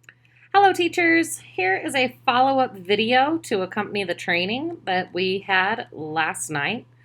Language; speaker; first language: English; native; English